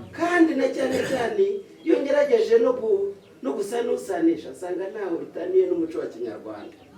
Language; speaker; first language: Kinyarwanda; early bilingual, heritage; Kinyarwanda